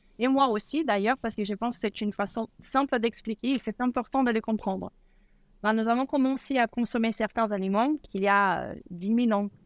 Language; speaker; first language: French; non-native, fluent; Portuguese